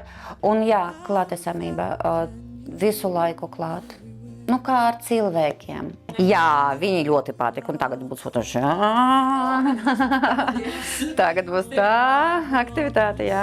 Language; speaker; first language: Latvian; non-native, local second language; Russian